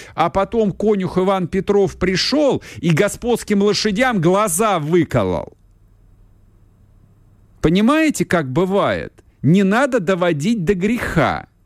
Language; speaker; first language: Russian; native; Russian